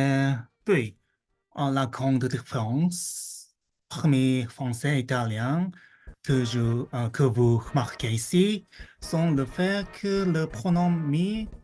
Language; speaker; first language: French; non-native, fluent; Japanese